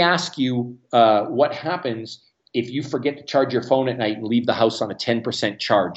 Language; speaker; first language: English; native; English